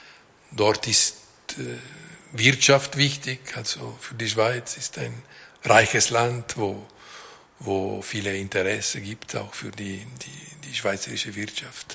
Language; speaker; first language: German; non-native, local second language; French